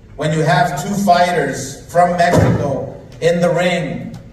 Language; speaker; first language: English; early bilingual, other home language; Spanish